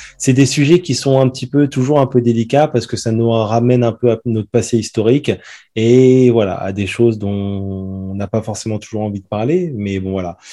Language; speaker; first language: French; native; French